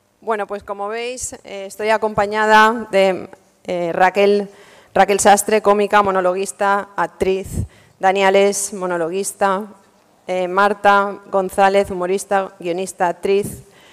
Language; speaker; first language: Spanish; native; Spanish